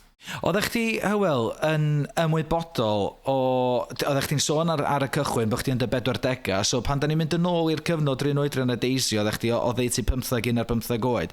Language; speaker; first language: Welsh; native; Welsh